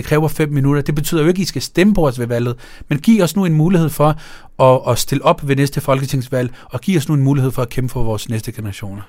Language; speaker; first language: Danish; early bilingual, other home language; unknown